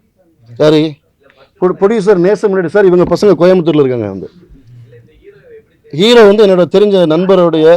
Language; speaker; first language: Tamil; native; Tamil